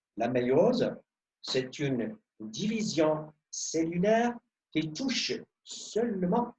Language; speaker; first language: French; non-native, local second language; Arabic